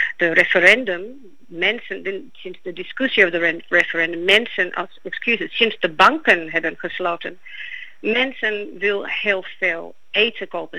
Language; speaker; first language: Dutch; non-native, fluent; Greek